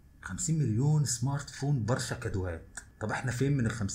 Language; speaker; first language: Arabic; native; Arabic